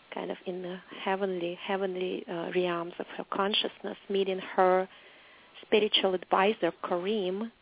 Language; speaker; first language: English; non-native, fluent; Russian